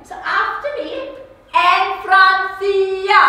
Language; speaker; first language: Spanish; non-native, learner; English